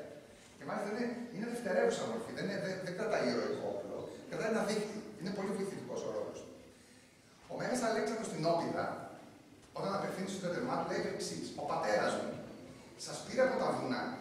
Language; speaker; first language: Greek; native; Greek